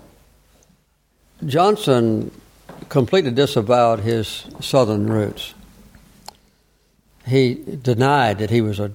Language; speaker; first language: English; native; English